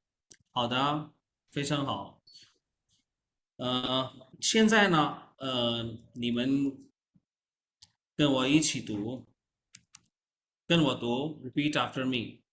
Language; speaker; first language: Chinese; non-native, fluent; Urdu